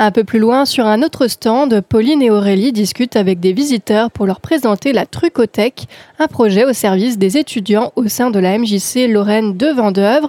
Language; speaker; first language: French; native; French